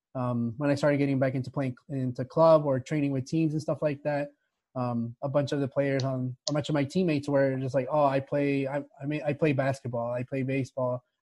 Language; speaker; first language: English; early bilingual, other home language; Spanish